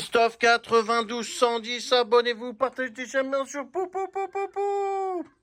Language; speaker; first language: French; native; French